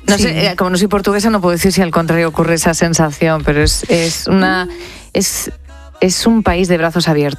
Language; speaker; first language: Spanish; native; Spanish